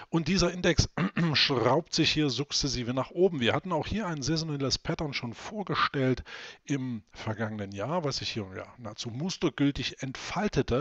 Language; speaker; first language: German; native; German